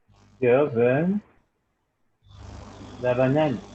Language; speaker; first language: French; non-native, learner; Spanish